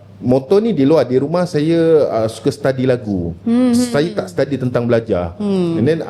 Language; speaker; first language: Malay; native; Malay